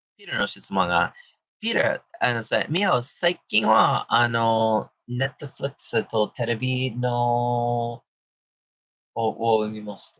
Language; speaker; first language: Japanese; non-native, learner; English